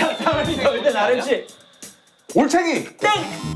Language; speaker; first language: Korean; native; Korean